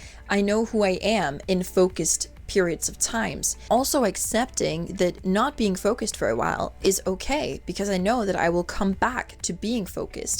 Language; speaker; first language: English; non-native, fluent; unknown